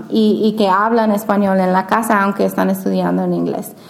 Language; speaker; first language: Spanish; non-native, fluent; English